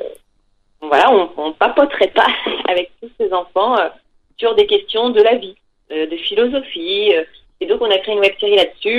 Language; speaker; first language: French; native; French